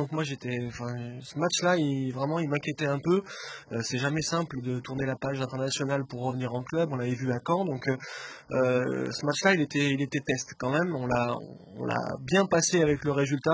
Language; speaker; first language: French; native; French